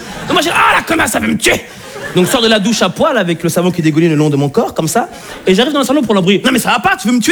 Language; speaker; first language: French; native; French